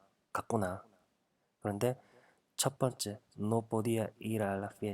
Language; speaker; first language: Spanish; non-native, fluent; Korean